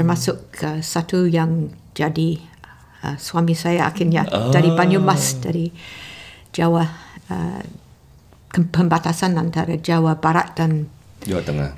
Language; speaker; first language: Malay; non-native, fluent; English